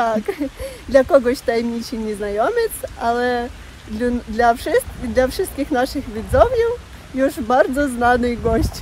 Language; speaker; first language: Polish; non-native, learner; Russian